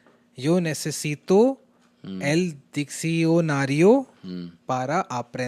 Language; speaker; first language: Spanish; non-native, learner; Hindi